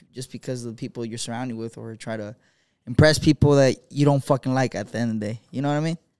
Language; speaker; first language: English; early bilingual, other home language; Spanish